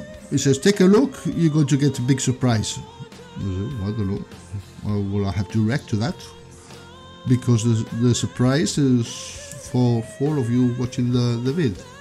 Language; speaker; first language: English; non-native, fluent; Spanish